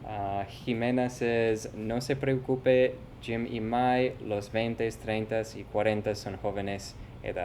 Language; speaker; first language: Spanish; non-native, fluent; English